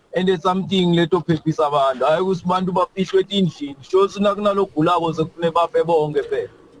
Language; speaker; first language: Zulu; non-native, local second language; Swati